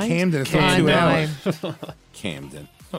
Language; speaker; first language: English; native; English